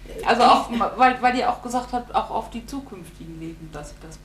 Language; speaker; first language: German; native; German